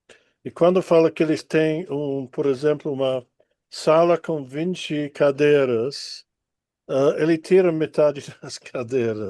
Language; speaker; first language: Portuguese; non-native, fluent; English